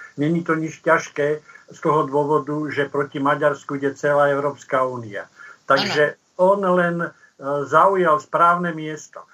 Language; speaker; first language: Slovak; native; Slovak